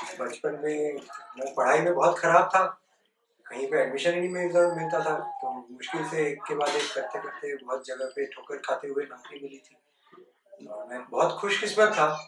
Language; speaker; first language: Hindi; non-native, local second language; Bangla